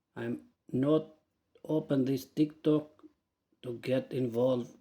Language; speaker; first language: English; non-native, learner; Albanian